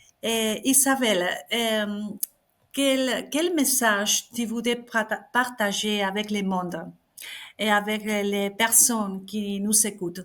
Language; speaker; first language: French; non-native, fluent; Spanish